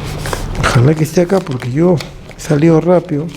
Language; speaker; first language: Spanish; native; Spanish